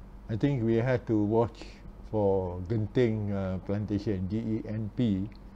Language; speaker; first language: English; non-native, local second language; Malay